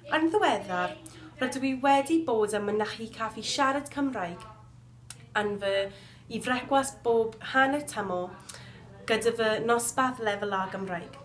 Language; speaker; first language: Welsh; non-native, local second language; English